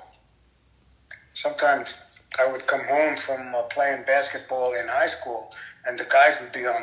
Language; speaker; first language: English; native; English